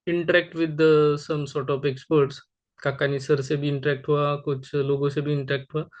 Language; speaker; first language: Hindi; non-native, local second language; Marathi